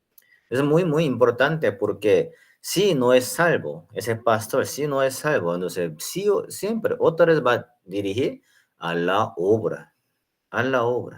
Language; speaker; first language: Spanish; non-native, learner; Korean